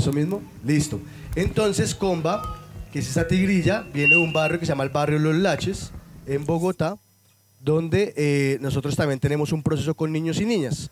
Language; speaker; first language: Spanish; native; Spanish